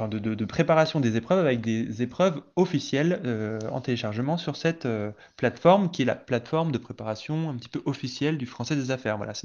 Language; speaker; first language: French; native; French